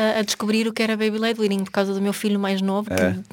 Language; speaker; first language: Portuguese; non-native, fluent; Swedish